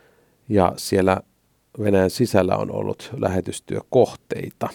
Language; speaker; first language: Finnish; native; Finnish